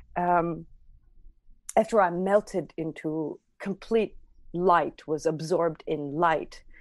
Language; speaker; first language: English; non-native, fluent; Armenian